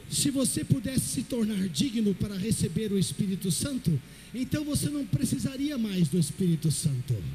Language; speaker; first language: Portuguese; native; Portuguese